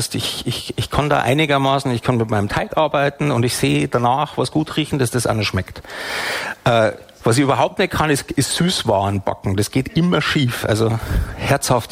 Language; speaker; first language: German; native; German